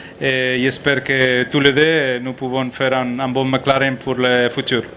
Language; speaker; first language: French; non-native, learner; Spanish